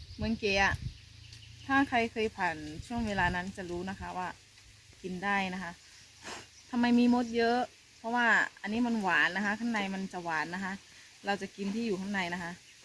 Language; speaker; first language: Thai; non-native, local second language; Akha